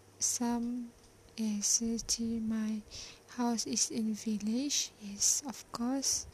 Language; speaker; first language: English; non-native, learner; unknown